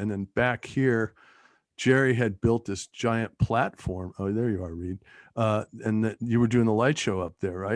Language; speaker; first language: English; native; English